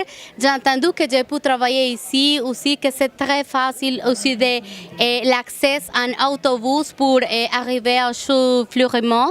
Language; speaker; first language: French; non-native, learner; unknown